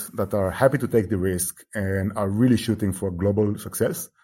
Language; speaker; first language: English; non-native, fluent; Hebrew